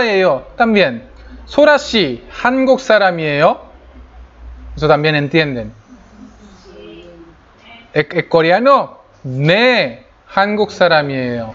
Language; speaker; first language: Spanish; non-native, fluent; Korean